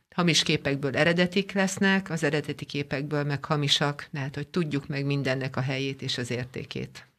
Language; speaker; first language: Hungarian; native; Hungarian